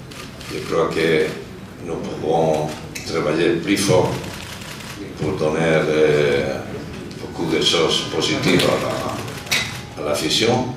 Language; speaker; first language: French; non-native, learner; Spanish